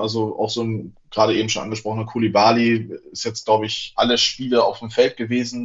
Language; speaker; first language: German; native; German